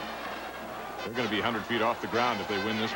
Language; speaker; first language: English; native; English